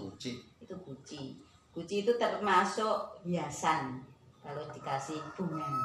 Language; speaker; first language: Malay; non-native, local second language; Javanese